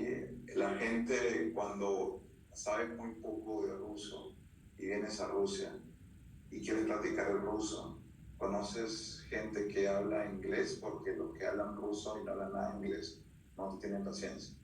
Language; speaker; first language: Spanish; early bilingual, heritage; Spanish